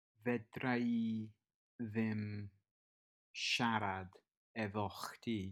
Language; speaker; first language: Welsh; non-native, learner; English